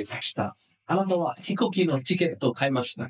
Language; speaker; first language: Japanese; non-native, fluent; Bangla